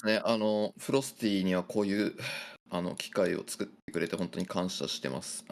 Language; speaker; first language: Japanese; native; Japanese